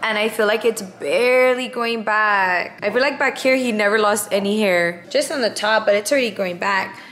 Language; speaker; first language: English; early bilingual, other home language; Spanish